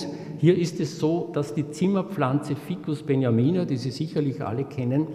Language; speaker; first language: German; native; German